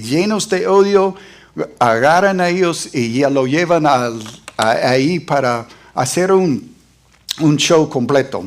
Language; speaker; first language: Spanish; non-native, fluent; English